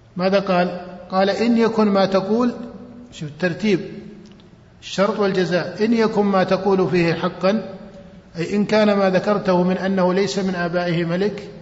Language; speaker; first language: Arabic; native; Arabic